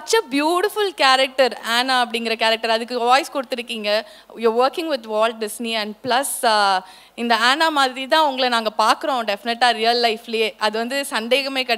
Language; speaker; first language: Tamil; native; Tamil